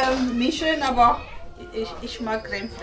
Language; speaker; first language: German; non-native, learner; Filipino